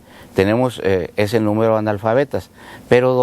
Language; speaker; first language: Spanish; native; Spanish